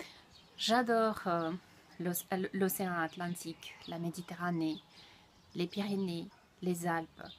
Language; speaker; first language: French; non-native, fluent; Russian